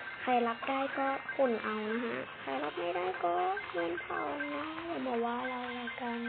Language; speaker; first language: Thai; native; Thai